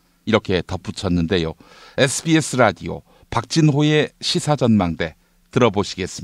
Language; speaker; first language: Korean; native; Korean